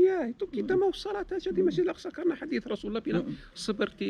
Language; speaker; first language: Indonesian; non-native, learner; Arabic